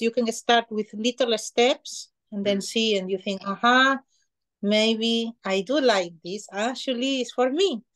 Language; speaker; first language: English; non-native, fluent; Spanish